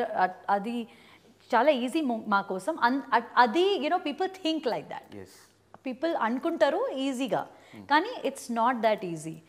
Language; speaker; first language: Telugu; early bilingual, heritage; Telugu